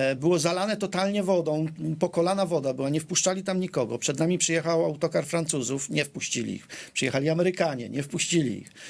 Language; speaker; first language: Polish; native; Polish